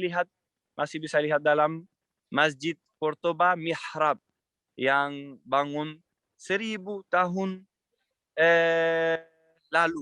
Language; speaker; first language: Indonesian; non-native, fluent; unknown